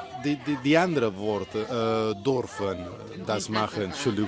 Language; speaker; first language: German; non-native, learner; Spanish